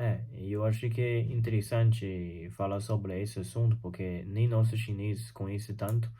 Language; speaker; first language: Portuguese; non-native, fluent; Chinese